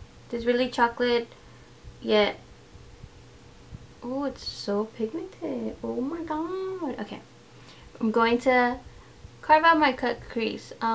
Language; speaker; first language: English; early bilingual, other home language; Spanish